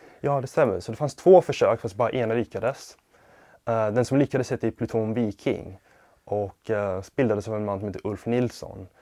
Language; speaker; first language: Swedish; non-native, fluent; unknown